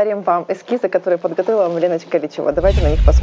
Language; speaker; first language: Russian; native; Russian